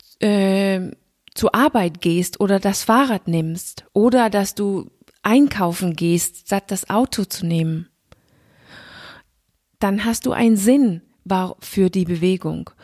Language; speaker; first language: German; non-native, fluent; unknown